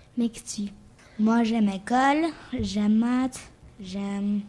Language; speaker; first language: French; non-native, learner; Albanian